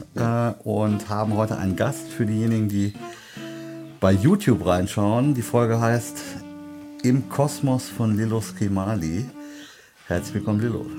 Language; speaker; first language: German; native; German